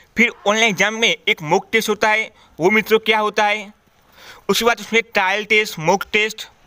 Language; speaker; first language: Hindi; non-native, local second language; Gujarati